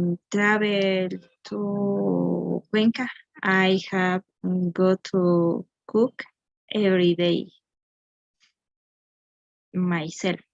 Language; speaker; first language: English; non-native, learner; Spanish